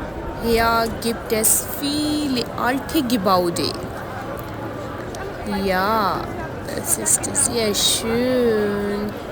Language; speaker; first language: German; non-native, learner; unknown